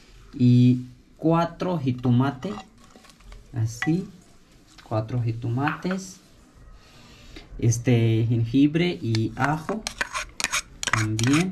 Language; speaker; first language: Spanish; non-native, learner; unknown